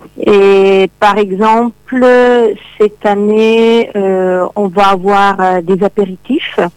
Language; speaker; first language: French; non-native, fluent; Italian